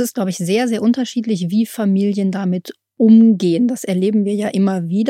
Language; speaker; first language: German; native; German